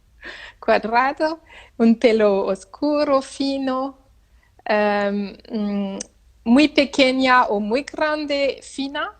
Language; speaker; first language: Spanish; non-native, learner; French